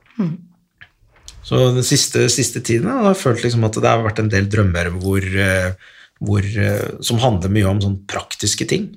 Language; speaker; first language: Norwegian; early bilingual, other home language; Arabic